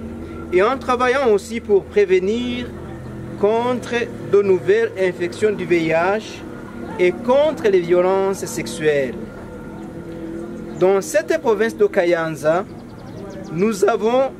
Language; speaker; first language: French; non-native, local second language; Rundi